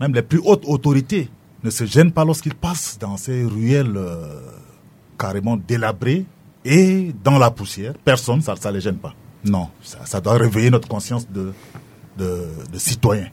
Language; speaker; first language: French; non-native, local second language; Sango